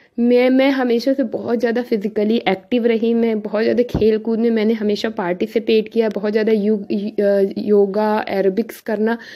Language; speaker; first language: Hindi; native; Hindi